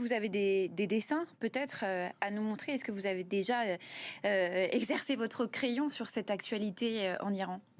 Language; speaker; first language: French; native; French